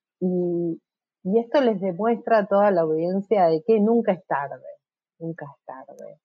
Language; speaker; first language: Spanish; native; Spanish